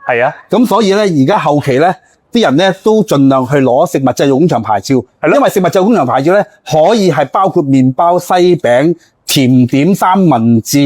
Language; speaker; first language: Cantonese; native; Cantonese